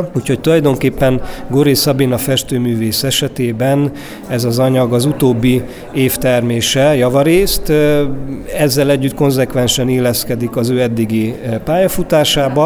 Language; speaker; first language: Hungarian; native; Hungarian